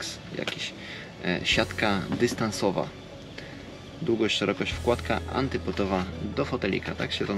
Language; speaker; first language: Polish; native; Polish